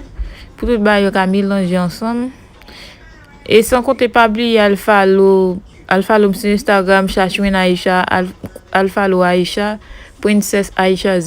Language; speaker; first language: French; non-native, local second language; Haitian Creole